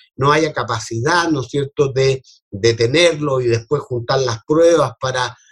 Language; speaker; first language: Spanish; native; Spanish